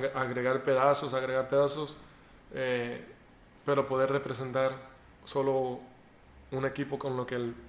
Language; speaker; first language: Spanish; early bilingual, heritage; Spanish